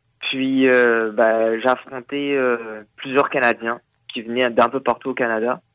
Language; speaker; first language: French; native; French